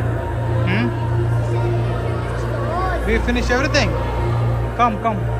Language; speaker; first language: English; non-native, local second language; Hindi